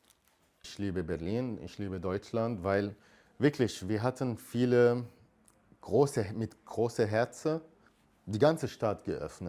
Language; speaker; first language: German; non-native, learner; Arabic